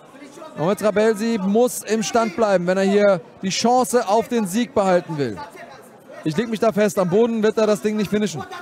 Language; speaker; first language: German; native; German